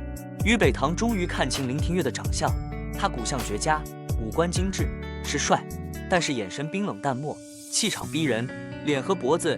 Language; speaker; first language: Chinese; native; Chinese